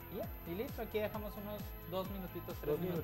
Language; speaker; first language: Spanish; native; Spanish